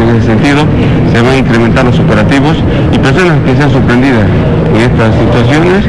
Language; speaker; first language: Spanish; native; Spanish